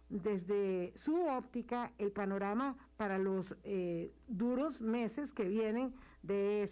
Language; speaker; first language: Spanish; native; Spanish